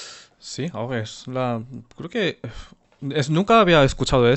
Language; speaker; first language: Spanish; non-native, fluent; Korean